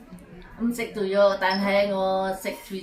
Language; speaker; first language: Cantonese; non-native, learner; Indonesian